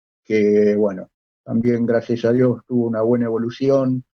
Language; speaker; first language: Spanish; native; Spanish